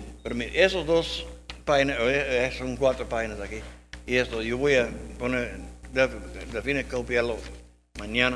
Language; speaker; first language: Spanish; non-native, learner; English